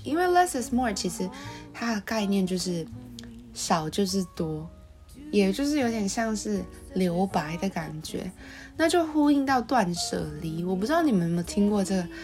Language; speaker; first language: Chinese; native; Chinese